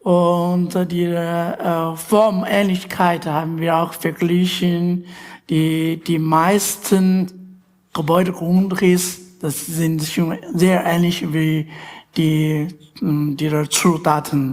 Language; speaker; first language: German; non-native, learner; Chinese